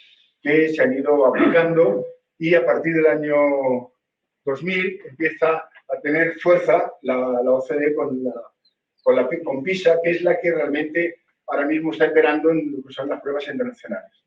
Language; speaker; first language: Spanish; native; Spanish